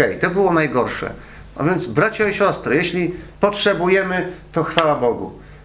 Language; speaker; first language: Polish; native; Polish